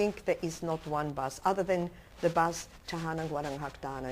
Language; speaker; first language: English; non-native, local second language; German